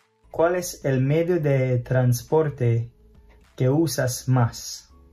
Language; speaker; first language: Spanish; non-native, fluent; English